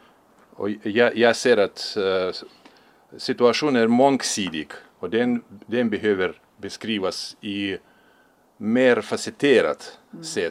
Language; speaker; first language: Swedish; non-native, fluent; Russian